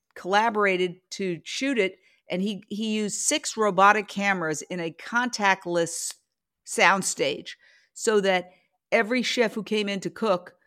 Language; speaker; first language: English; native; English